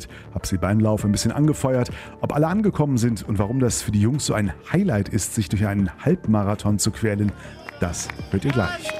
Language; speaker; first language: German; native; German